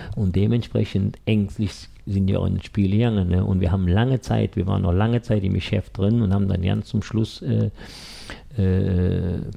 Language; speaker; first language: German; native; German